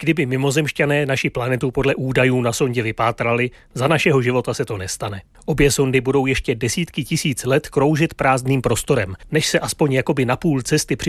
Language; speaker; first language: Czech; native; Czech